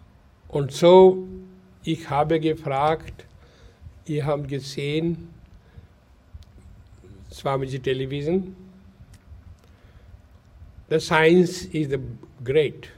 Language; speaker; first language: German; non-native, learner; Hindi